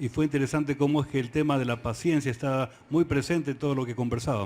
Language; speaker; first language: Spanish; native; Spanish